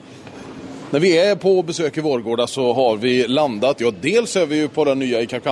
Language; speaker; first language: Swedish; native; Swedish